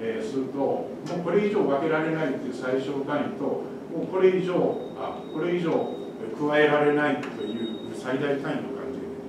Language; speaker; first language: Japanese; native; Japanese